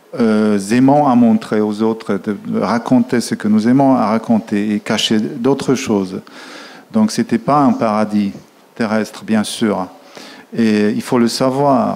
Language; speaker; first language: French; non-native, fluent; Polish